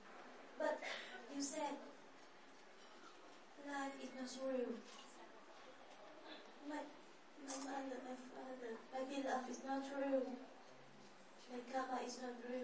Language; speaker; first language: English; non-native, learner; Vietnamese